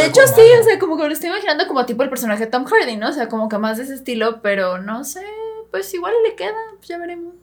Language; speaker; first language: Spanish; native; Spanish